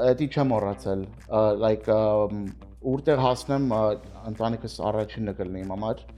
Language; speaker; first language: Armenian; early bilingual, heritage; Armenian